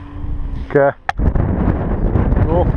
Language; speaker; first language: English; native; English